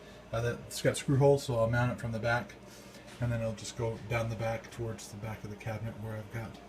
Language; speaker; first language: English; native; English